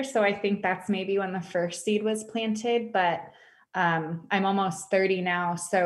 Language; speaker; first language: English; native; English